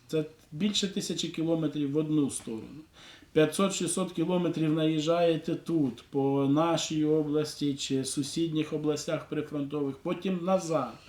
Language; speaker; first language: Ukrainian; non-native, local second language; Russian